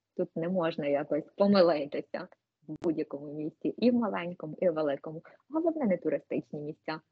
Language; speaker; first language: Ukrainian; native; Ukrainian